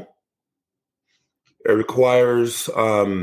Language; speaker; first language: English; non-native, local second language; Igbo